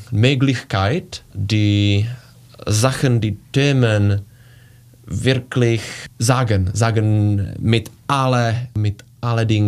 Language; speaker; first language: German; non-native, learner; Czech